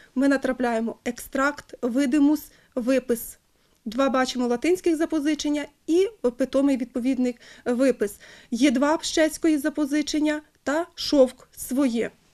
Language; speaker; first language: Ukrainian; native; Ukrainian